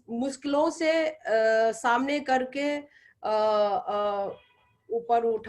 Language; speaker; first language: Hindi; non-native, local second language; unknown